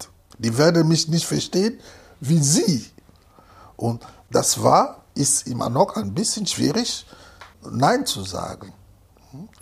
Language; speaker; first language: German; non-native, fluent; Lingala